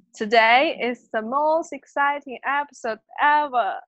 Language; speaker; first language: English; non-native, fluent; Chinese